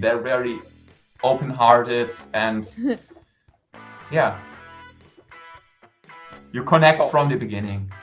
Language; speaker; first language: English; non-native, fluent; German